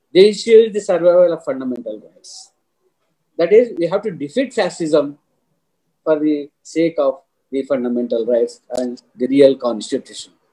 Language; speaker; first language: English; non-native, local second language; Telugu